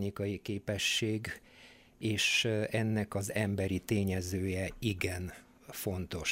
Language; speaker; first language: Hungarian; non-native, fluent; Bulgarian